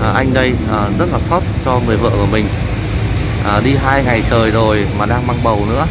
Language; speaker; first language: Vietnamese; native; Vietnamese